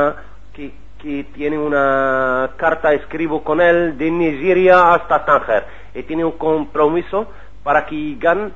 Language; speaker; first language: Spanish; non-native, learner; Arabic